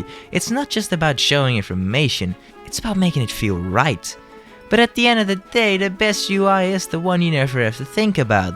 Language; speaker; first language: English; native; English